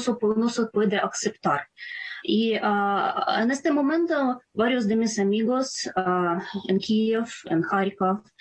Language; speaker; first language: Spanish; non-native, fluent; Ukrainian